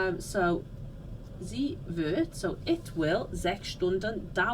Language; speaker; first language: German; non-native, fluent; English